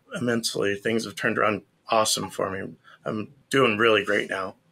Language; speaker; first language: English; native; English